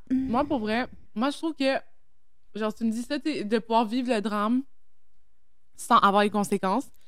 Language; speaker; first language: French; native; French